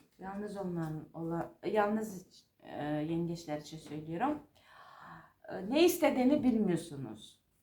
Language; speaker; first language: Turkish; non-native, fluent; Georgian